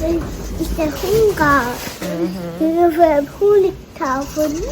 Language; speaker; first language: German; early bilingual, other home language; Telugu